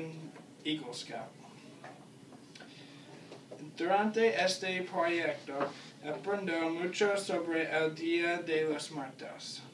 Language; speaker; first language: Spanish; non-native, learner; English